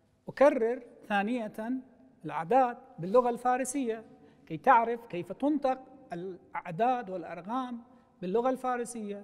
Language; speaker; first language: Arabic; non-native, fluent; Persian